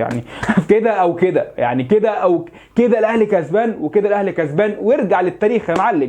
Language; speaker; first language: Arabic; native; Arabic